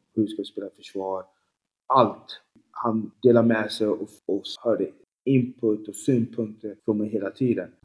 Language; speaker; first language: Swedish; early bilingual, other home language; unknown